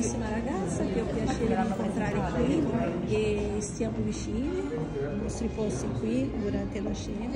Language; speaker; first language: Italian; non-native, fluent; Portuguese